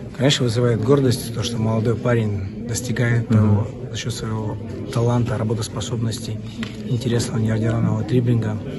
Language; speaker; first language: Russian; early bilingual, other home language; Georgian